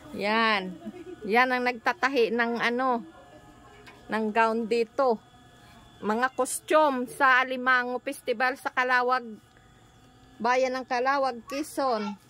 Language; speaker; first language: Filipino; non-native, local second language; Hiligaynon